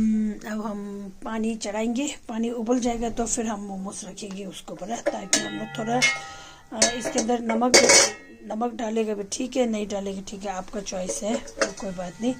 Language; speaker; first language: Hindi; non-native, local second language; Tibetan